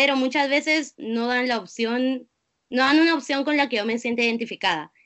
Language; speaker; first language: Spanish; native; Spanish